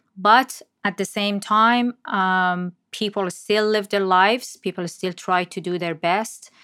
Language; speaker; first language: English; non-native, fluent; Persian